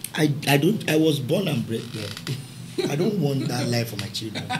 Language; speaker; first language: English; non-native, local second language; Yoruba